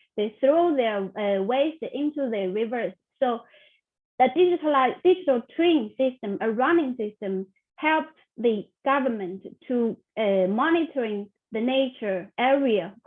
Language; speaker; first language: English; non-native, fluent; Chinese